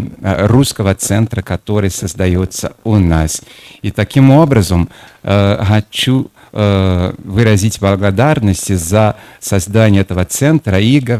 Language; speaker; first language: Russian; non-native, fluent; Portuguese